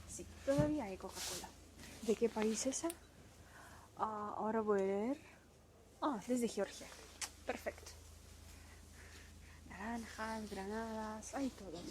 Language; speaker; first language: Spanish; non-native, learner; Russian